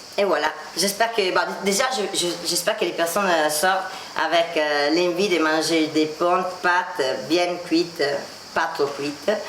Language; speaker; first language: French; non-native, fluent; Italian